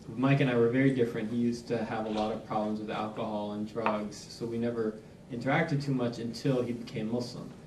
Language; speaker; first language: English; native; English